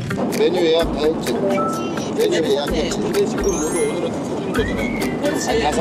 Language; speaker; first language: Korean; native; Korean